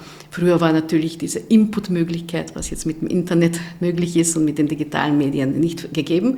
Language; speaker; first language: German; non-native, fluent; Hungarian